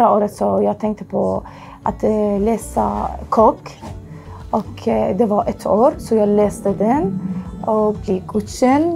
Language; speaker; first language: Swedish; non-native, fluent; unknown